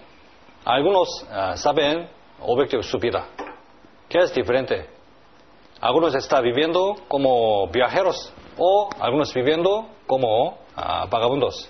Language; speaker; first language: Spanish; non-native, learner; Korean